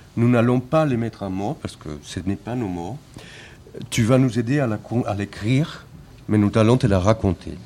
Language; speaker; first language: French; non-native, fluent; Spanish